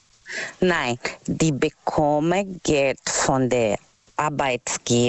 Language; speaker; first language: German; non-native, fluent; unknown